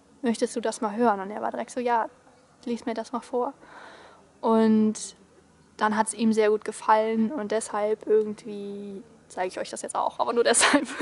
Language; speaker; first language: German; native; German